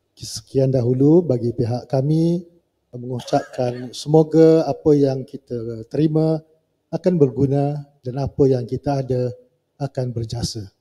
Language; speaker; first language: Malay; native; Malay